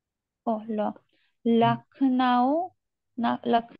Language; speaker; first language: Korean; non-native, learner; Bangla